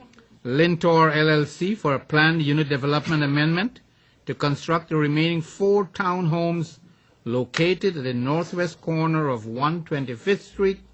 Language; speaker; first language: English; native; English